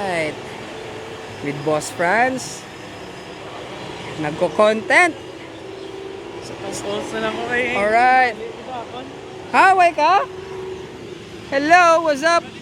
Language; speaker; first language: Filipino; native; Filipino